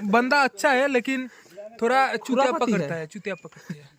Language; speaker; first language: Hindi; non-native, local second language; Bangla